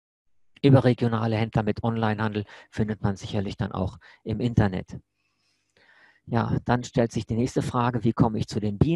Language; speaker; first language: German; native; German